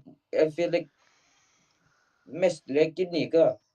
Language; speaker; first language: English; non-native, learner; Greek